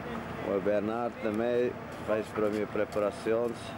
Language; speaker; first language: Portuguese; non-native, learner; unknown